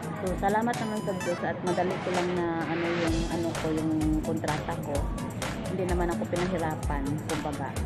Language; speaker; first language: Filipino; non-native, local second language; Cebuano